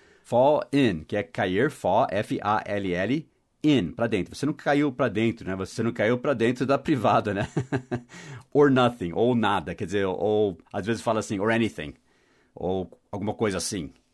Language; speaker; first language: Portuguese; non-native, fluent; English